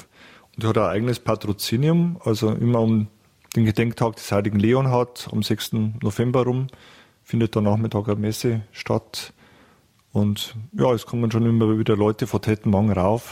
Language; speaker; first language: German; native; German